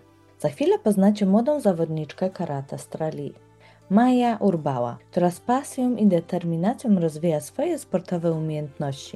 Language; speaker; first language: Polish; native; Polish